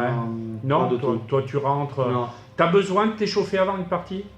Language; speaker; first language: French; native; French